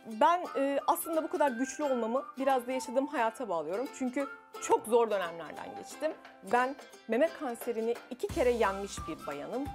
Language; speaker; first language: Turkish; native; Turkish